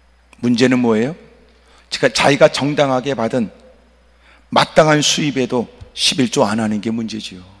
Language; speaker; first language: Korean; native; Korean